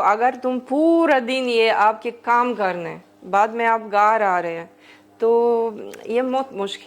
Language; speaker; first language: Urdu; early bilingual, heritage; Greek